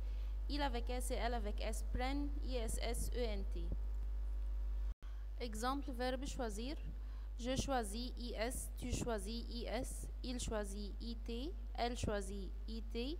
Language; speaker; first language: French; non-native, fluent; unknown